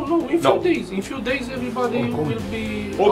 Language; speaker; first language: English; non-native, fluent; Romanian